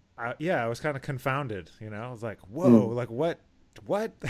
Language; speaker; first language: English; native; English